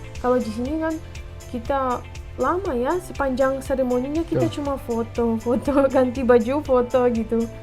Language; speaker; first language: Indonesian; non-native, fluent; Russian